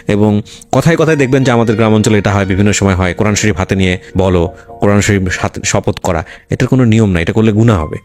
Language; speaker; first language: Bangla; native; Bangla